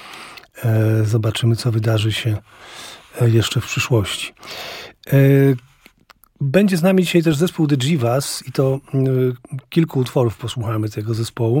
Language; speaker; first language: Polish; native; Polish